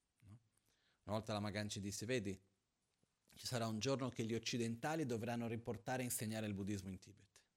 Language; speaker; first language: Italian; non-native, fluent; Portuguese